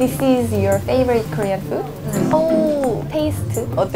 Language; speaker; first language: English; non-native, learner; Korean